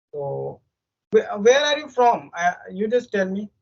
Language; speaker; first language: English; non-native, local second language; Hindi